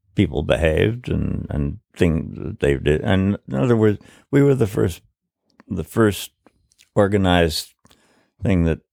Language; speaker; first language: English; native; English